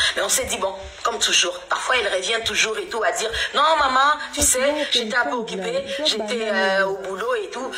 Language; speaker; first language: French; non-native, local second language; Lingala